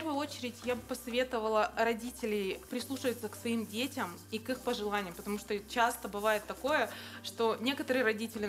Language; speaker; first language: Russian; native; Russian